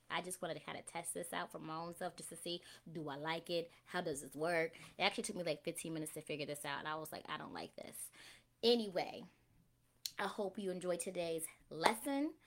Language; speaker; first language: English; native; English